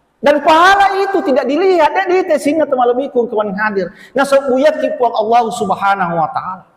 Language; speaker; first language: Malay; non-native, local second language; Buginese